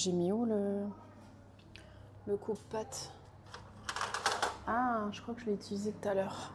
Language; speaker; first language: French; native; French